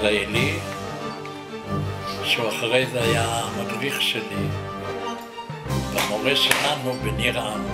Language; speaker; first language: Hebrew; non-native, fluent; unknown